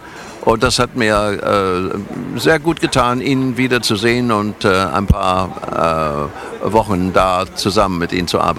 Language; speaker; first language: German; non-native, fluent; English